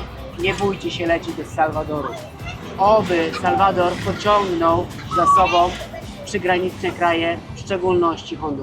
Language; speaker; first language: Polish; native; Polish